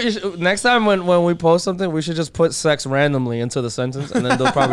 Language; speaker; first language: English; early bilingual, other home language; Spanish